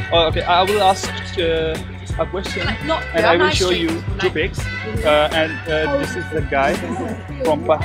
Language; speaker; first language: English; non-native, local second language; Urdu